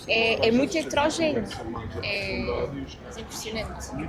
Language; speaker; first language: Portuguese; native; Portuguese